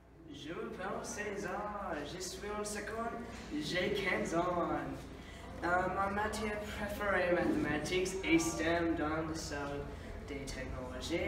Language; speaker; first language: French; non-native, learner; English